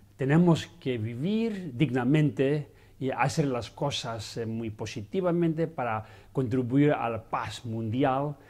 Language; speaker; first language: Spanish; non-native, learner; Chinese